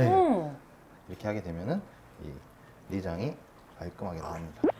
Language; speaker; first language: Korean; native; Korean